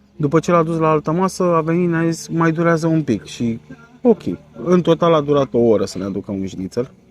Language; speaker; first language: Romanian; native; Romanian